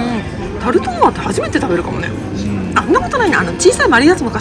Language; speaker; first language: Japanese; native; Japanese